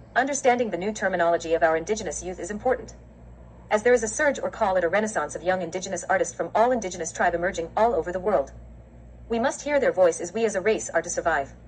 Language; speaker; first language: English; native; English